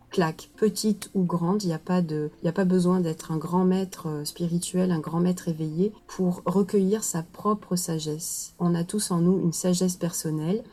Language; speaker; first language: French; native; French